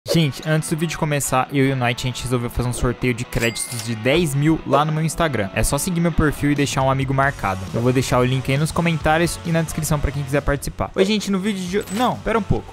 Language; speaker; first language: Portuguese; native; Portuguese